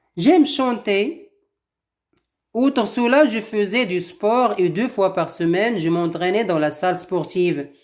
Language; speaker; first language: French; non-native, local second language; Arabic